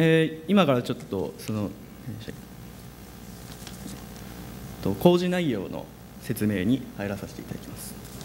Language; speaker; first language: Japanese; native; Japanese